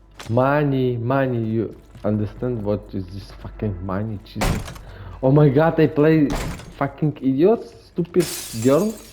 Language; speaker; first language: English; non-native, learner; Ukrainian